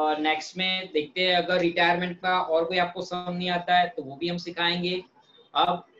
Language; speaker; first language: Hindi; non-native, local second language; Gujarati